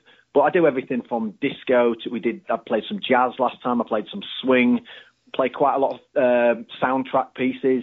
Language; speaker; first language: English; native; English